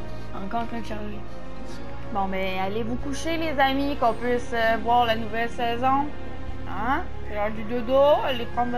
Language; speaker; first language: French; native; French